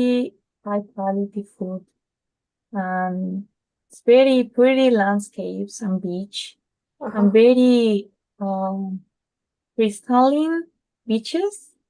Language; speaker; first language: English; non-native, fluent; Spanish